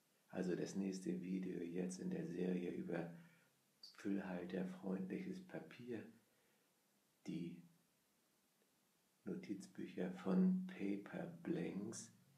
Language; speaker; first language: German; native; German